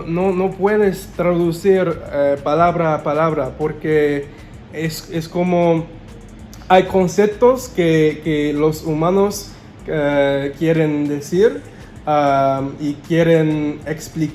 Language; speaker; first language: Spanish; non-native, learner; English